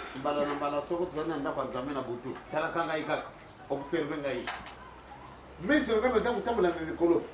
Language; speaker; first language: Lingala; non-native, local second language; Kongo